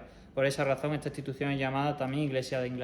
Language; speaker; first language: Spanish; native; Spanish